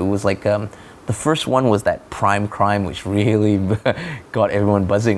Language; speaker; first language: English; non-native, local second language; Malay